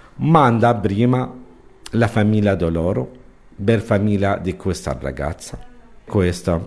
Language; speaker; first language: Italian; non-native, learner; Arabic